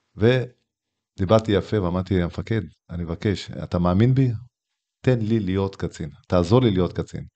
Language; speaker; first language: Hebrew; early bilingual, other home language; Tigrinya